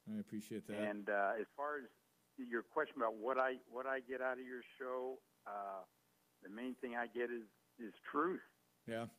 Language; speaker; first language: English; native; English